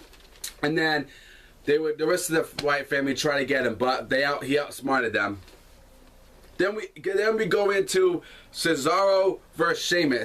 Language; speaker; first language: English; native; English